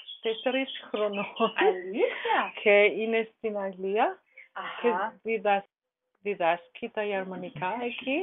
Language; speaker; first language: Greek; non-native, learner; German